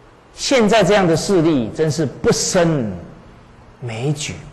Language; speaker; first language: Chinese; native; Chinese